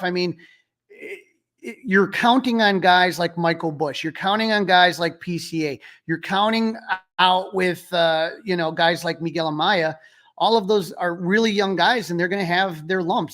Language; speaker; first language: English; native; English